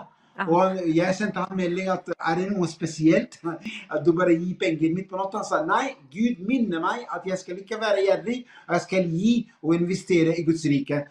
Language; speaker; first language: Swedish; non-native, fluent; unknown